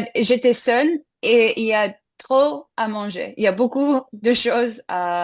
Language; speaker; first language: French; non-native, fluent; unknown